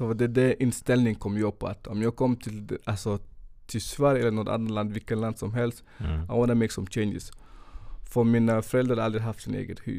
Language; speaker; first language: Swedish; non-native, fluent; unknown